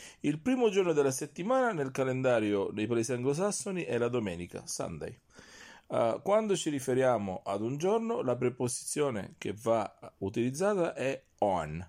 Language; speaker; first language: Italian; native; Italian